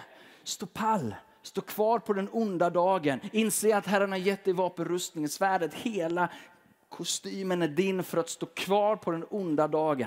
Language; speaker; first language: Swedish; native; Swedish